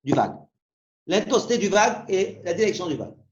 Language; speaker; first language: French; non-native, local second language; Arabic